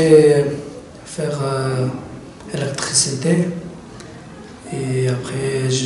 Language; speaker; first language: French; non-native, learner; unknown